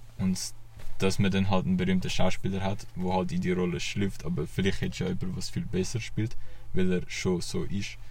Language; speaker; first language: German; native; German